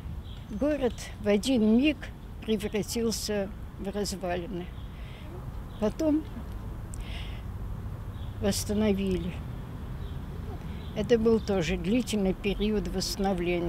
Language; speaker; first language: Russian; native; Russian